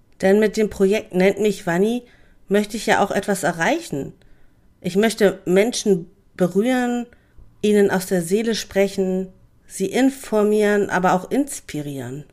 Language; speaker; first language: German; native; German